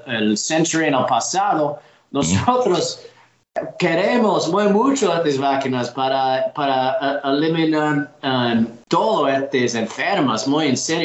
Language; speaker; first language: Spanish; non-native, learner; English